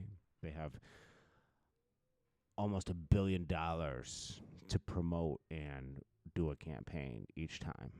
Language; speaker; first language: English; native; English